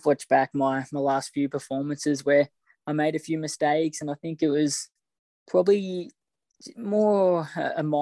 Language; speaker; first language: English; native; English